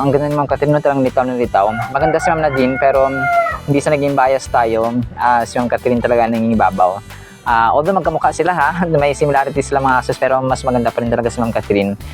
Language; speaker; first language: Filipino; non-native, local second language; Cebuano